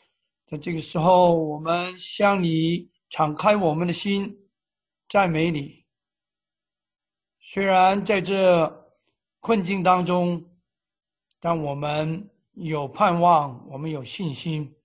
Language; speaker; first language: Chinese; native; Chinese